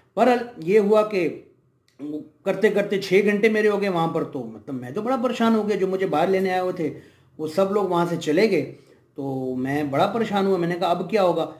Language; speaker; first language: Urdu; native; Urdu